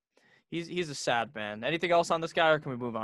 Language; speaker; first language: English; native; English